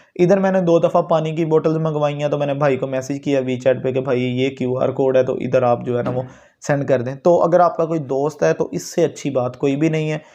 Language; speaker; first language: Urdu; non-native, local second language; Punjabi